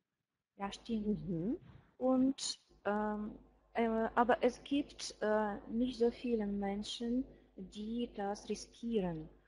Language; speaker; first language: German; non-native, learner; Russian